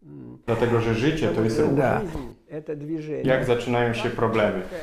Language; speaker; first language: Polish; non-native, fluent; Russian